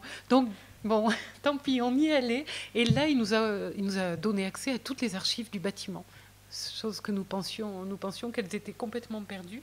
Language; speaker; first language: French; native; French